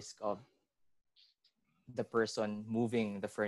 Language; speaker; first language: English; non-native, local second language; Filipino